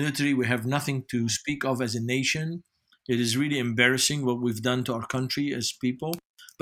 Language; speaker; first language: English; non-native, fluent; Arabic